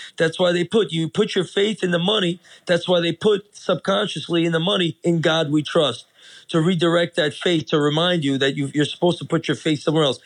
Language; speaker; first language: English; early bilingual, other home language; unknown